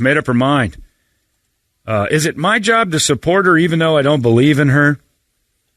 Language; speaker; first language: English; native; English